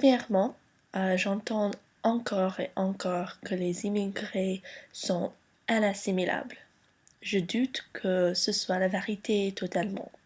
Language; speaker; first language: French; non-native, learner; English